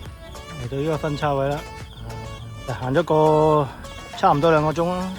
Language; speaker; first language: Cantonese; native; Cantonese